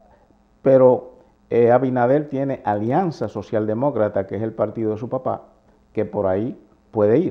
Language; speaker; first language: Spanish; native; Spanish